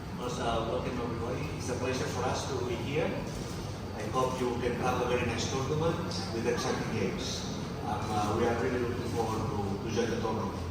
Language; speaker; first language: English; non-native, fluent; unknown